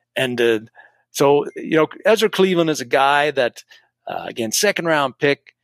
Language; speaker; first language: English; native; English